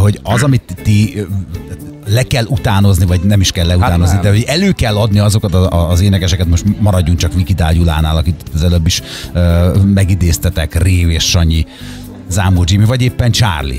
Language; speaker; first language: Hungarian; native; Hungarian